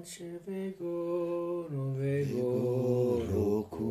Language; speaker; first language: Polish; non-native, learner; French